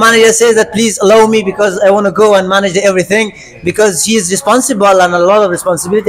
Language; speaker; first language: English; non-native, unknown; Persian